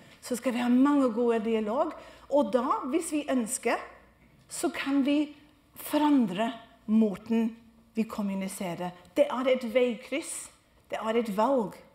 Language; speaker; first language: Norwegian; non-native, fluent; English